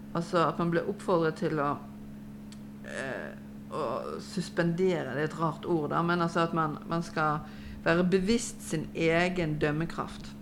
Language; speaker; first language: Norwegian; native; Norwegian